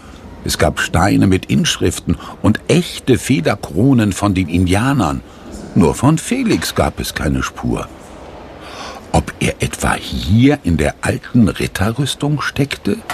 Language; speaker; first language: German; native; German